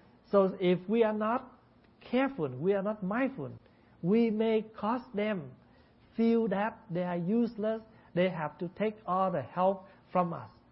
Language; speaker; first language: English; non-native, fluent; Vietnamese